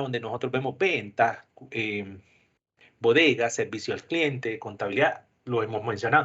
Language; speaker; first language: Spanish; native; Spanish